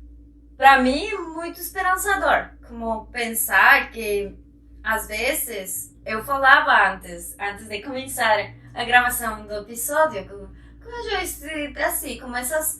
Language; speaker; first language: Portuguese; non-native, fluent; Spanish